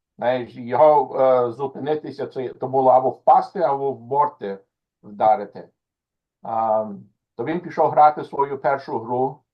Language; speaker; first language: Ukrainian; early bilingual, heritage; Ukrainian